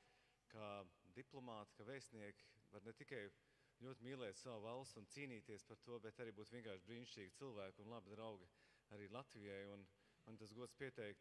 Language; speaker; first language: Latvian; native; Latvian